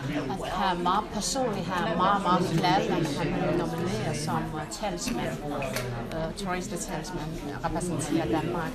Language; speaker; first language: Danish; non-native, fluent; Chinese